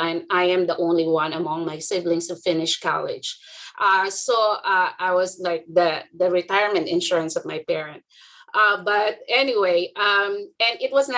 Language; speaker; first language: English; non-native, local second language; Filipino